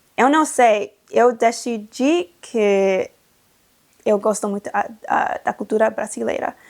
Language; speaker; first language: Portuguese; non-native, learner; English